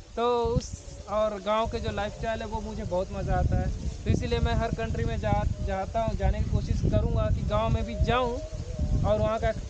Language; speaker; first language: Hindi; native; Hindi